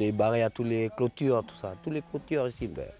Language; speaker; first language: French; non-native, local second language; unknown